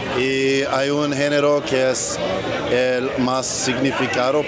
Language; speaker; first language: Spanish; non-native, learner; English